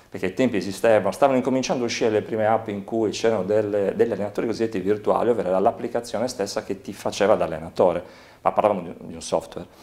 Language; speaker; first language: Italian; native; Italian